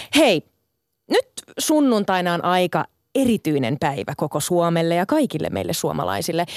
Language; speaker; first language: Finnish; early bilingual, other home language; Sinhala